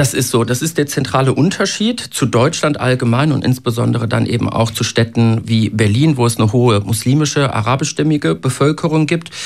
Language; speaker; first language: German; native; German